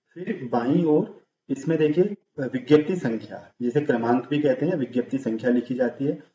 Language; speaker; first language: Hindi; native; Hindi